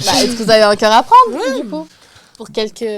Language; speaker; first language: French; native; French